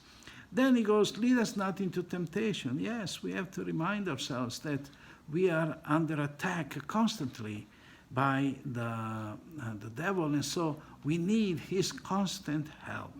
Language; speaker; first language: English; non-native, fluent; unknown